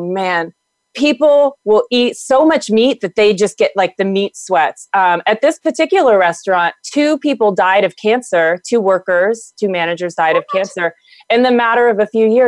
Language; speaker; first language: English; native; English